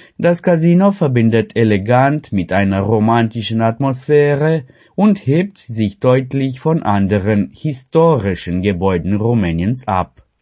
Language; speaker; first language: German; non-native, fluent; Romanian